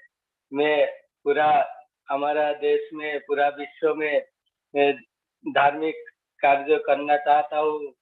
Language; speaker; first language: Hindi; non-native, local second language; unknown